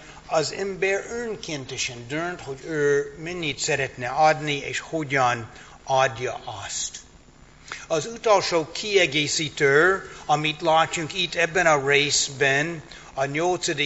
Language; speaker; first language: Hungarian; non-native, fluent; English